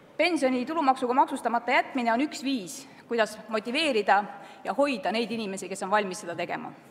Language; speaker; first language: Estonian; native; Estonian